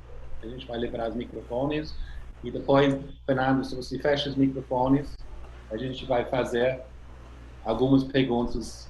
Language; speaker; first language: Portuguese; non-native, fluent; English